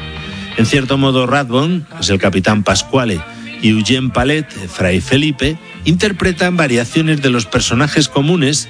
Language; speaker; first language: Spanish; native; Spanish